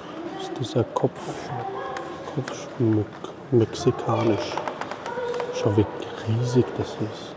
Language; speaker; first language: German; non-native, fluent; Mongolian